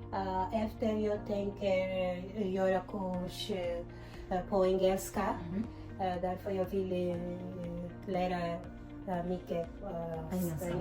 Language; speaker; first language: Swedish; non-native, learner; Portuguese